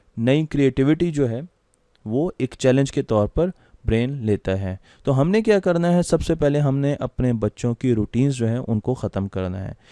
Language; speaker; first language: Urdu; non-native, local second language; Punjabi